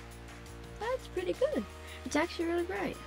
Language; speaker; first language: English; native; English